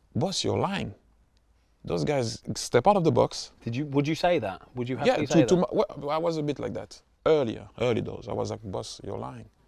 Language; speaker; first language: English; non-native, fluent; French